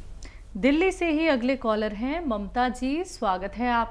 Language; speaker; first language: Hindi; native; Hindi